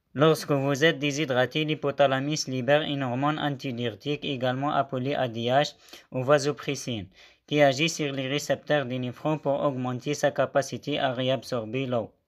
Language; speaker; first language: French; non-native, local second language; Arabic